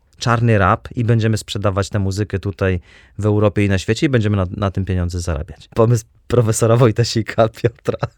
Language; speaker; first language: Polish; native; Polish